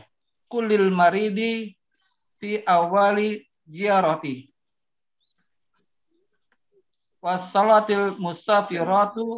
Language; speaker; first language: Arabic; non-native, learner; Indonesian